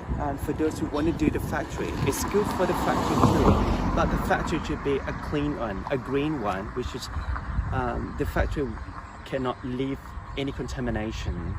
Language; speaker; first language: English; non-native, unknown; Thai